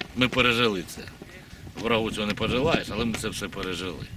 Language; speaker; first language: Ukrainian; native; Ukrainian